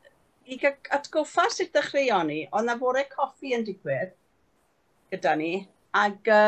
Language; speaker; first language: Welsh; native; Welsh